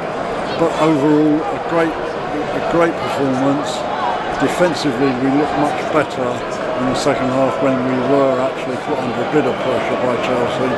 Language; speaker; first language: English; native; English